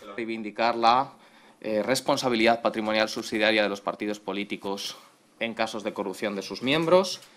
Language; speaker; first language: Spanish; native; Spanish